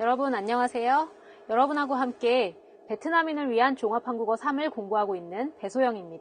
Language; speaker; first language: Korean; native; Korean